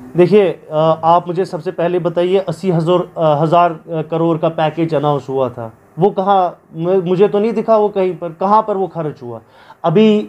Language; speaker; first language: Hindi; non-native, local second language; Kashmiri